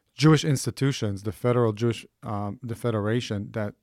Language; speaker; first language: English; early bilingual, other home language; Hebrew